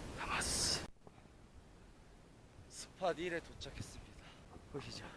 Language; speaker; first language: Korean; native; Korean